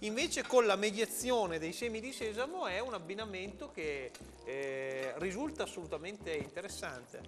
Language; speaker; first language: Italian; native; Italian